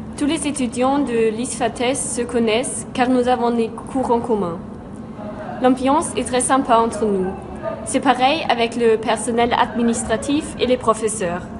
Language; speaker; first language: French; non-native, fluent; German